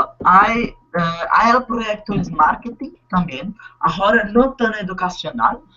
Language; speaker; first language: Spanish; non-native, learner; Portuguese